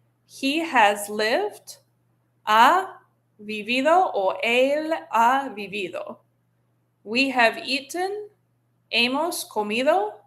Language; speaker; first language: Spanish; non-native, fluent; English